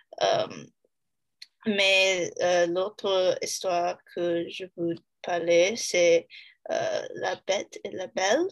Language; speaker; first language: French; non-native, learner; English